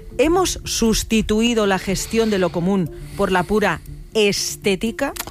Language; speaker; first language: Spanish; native; Spanish